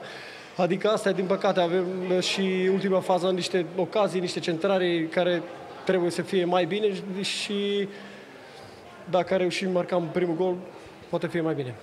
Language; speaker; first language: Romanian; non-native, learner; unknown